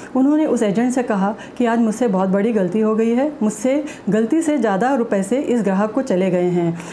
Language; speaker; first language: Hindi; non-native, local second language; Marathi